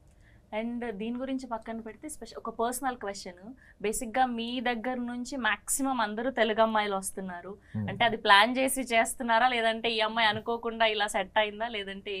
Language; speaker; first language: Telugu; native; Telugu